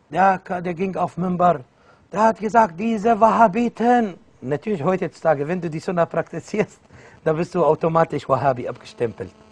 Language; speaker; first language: German; non-native, fluent; Arabic